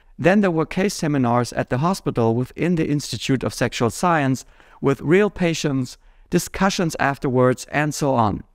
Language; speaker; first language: English; non-native, fluent; German